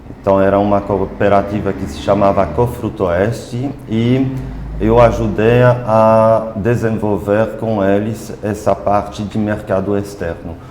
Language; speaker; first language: Portuguese; non-native, fluent; French